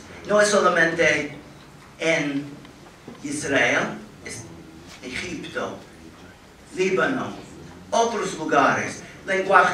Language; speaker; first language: Spanish; non-native, fluent; English